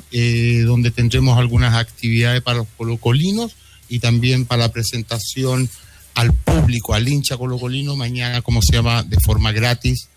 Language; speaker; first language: Spanish; native; Spanish